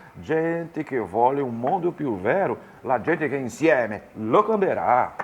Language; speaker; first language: Italian; non-native, learner; Portuguese